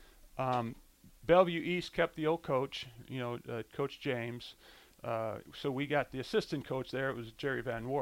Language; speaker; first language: English; native; English